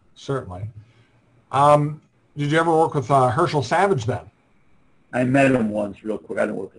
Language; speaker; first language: English; native; English